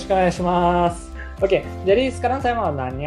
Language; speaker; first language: Indonesian; non-native, learner; Japanese